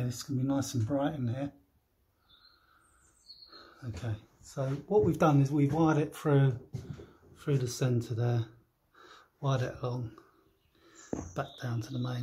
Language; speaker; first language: English; native; English